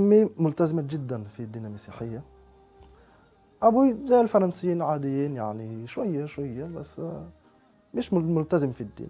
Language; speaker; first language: Arabic; non-native, fluent; French